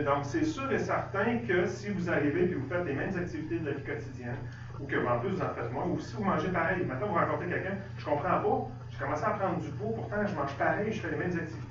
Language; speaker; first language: French; native; French